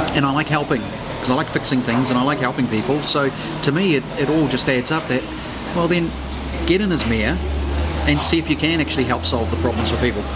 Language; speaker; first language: English; native; English